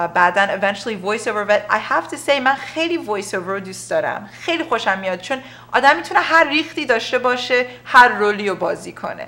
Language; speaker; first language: Persian; early bilingual, heritage; Persian